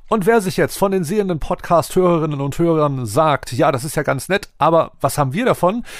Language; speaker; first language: German; native; German